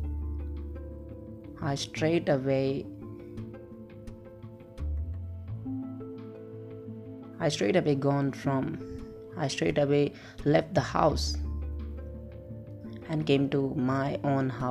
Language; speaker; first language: English; non-native, local second language; Hindi